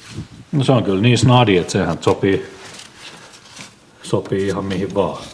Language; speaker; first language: Finnish; native; Finnish